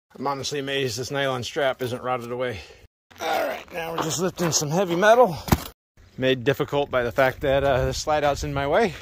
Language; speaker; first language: English; native; English